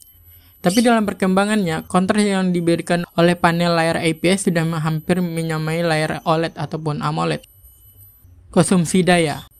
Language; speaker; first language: Indonesian; native; Indonesian